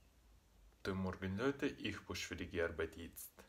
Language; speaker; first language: German; non-native, learner; Russian